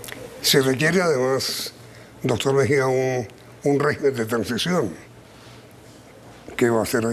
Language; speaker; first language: Spanish; native; Spanish